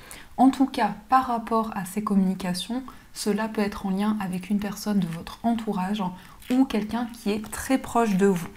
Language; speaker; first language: French; native; French